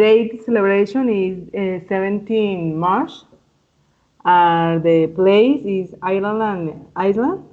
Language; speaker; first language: English; non-native, learner; Spanish